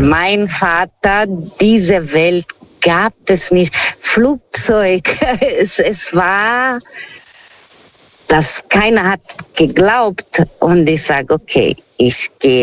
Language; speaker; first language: German; non-native, fluent; Portuguese